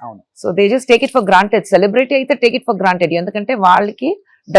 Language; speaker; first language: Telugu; non-native, fluent; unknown